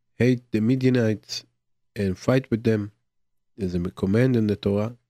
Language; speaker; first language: English; non-native, fluent; Hebrew